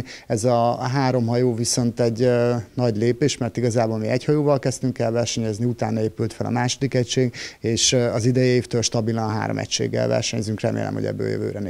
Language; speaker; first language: Hungarian; native; Hungarian